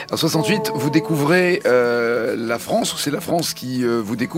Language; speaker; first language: French; native; French